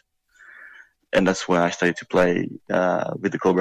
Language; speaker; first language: English; non-native, fluent; French